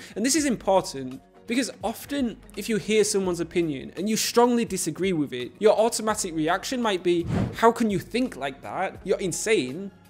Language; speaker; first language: English; native; English